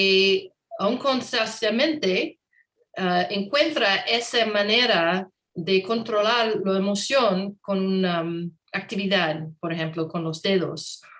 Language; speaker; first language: Spanish; non-native, learner; English